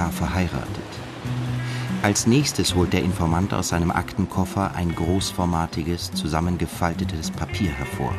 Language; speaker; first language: German; native; German